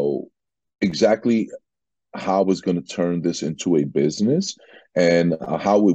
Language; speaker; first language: English; native; English